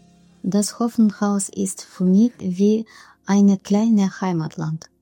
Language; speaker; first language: German; non-native, learner; Russian